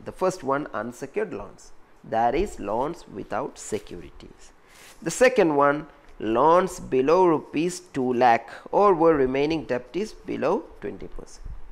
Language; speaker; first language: English; non-native, local second language; Malayalam